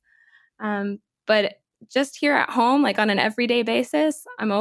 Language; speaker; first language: English; native; English